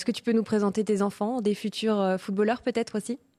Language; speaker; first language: French; native; French